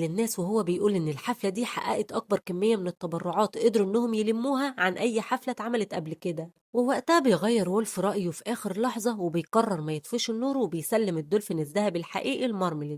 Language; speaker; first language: Arabic; native; Arabic